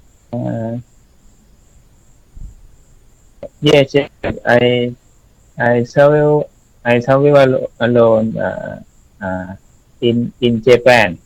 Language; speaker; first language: English; non-native, learner; Thai